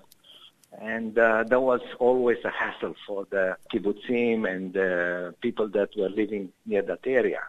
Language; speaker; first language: English; non-native, fluent; Romanian